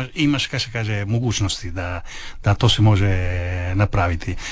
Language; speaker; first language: Croatian; non-native, learner; Italian